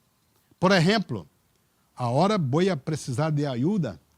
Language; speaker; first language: Spanish; non-native, learner; Portuguese